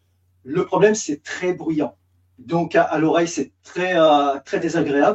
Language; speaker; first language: French; native; French